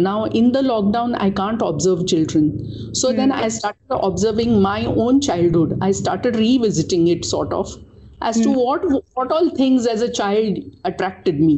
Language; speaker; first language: English; non-native, local second language; Marathi